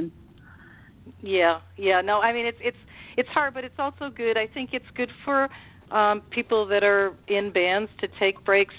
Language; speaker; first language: English; native; English